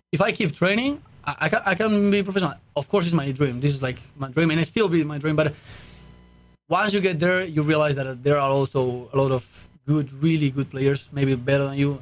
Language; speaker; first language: English; non-native, fluent; Spanish